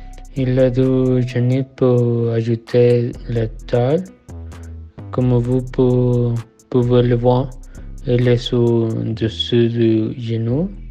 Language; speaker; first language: French; non-native, learner; Spanish